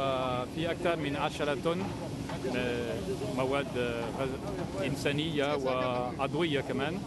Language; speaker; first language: Arabic; non-native, fluent; French